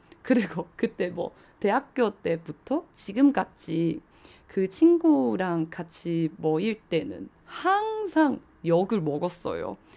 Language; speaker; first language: Korean; non-native, fluent; Chinese